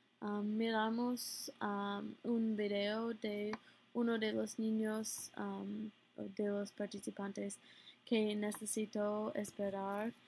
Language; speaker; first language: Spanish; non-native, learner; English